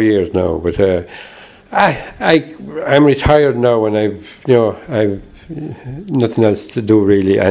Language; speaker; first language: English; native; English